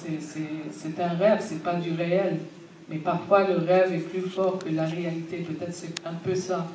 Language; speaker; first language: French; non-native, fluent; Arabic